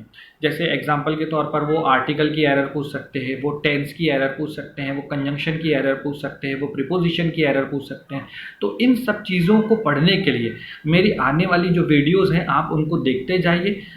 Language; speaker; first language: Hindi; native; Hindi